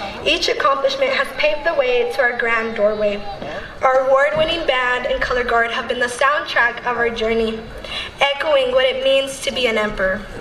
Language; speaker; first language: English; early bilingual, other home language; Spanish